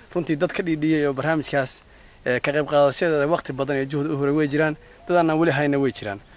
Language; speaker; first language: Somali; native; Somali